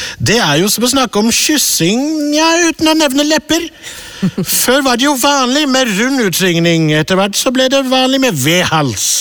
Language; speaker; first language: Norwegian; early bilingual, other home language; Urdu